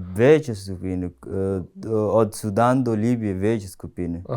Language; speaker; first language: Slovenian; non-native, learner; Tigrinya